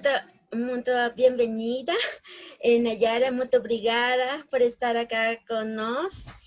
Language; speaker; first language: Portuguese; non-native, learner; Spanish